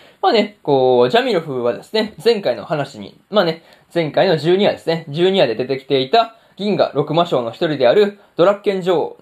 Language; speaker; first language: Japanese; native; Japanese